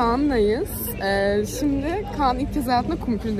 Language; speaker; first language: Turkish; native; Turkish